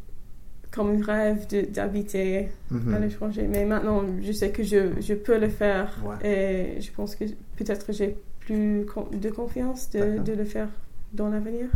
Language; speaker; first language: French; non-native, fluent; English